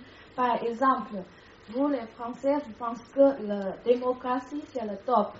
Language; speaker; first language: French; non-native, learner; Chinese